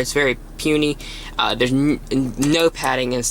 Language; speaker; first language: English; native; English